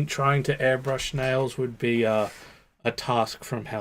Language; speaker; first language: English; native; English